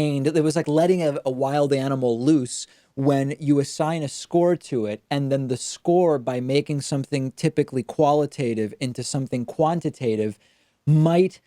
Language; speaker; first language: English; native; English